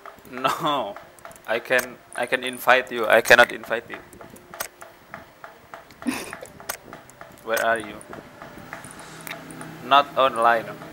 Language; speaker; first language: English; non-native, learner; Indonesian